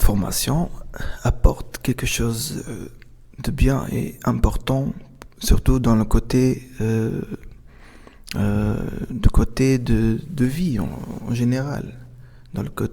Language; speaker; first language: French; non-native, local second language; Arabic